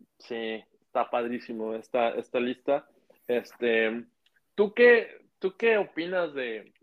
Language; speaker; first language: Spanish; native; Spanish